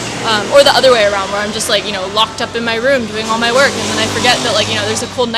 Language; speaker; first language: English; native; English